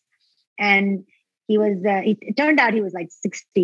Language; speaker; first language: English; non-native, local second language; Urdu